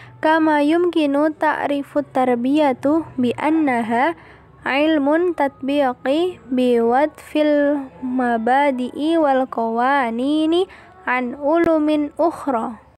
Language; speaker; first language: Arabic; non-native, learner; Indonesian